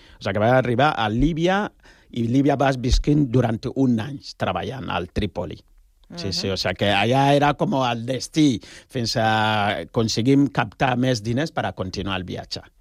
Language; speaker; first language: Catalan; non-native, learner; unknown